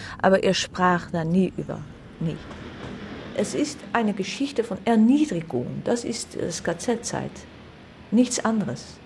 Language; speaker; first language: German; non-native, fluent; Dutch